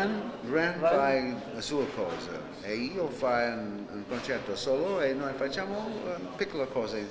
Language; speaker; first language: Italian; non-native, learner; English